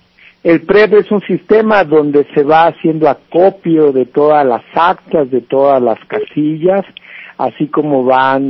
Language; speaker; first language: Spanish; native; Spanish